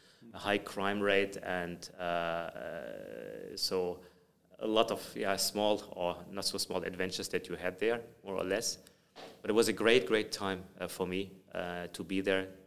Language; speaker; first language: English; non-native, fluent; German